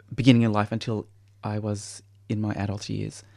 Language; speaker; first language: English; native; English